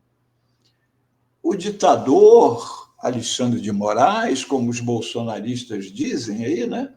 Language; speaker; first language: Portuguese; native; Portuguese